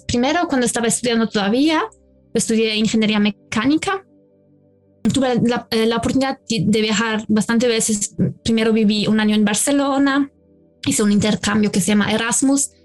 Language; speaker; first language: Spanish; non-native, fluent; German